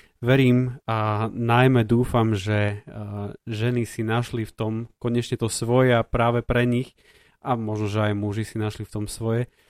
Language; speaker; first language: Slovak; native; Slovak